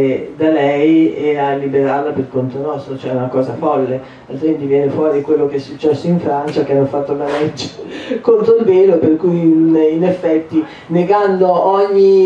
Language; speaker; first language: Italian; native; Italian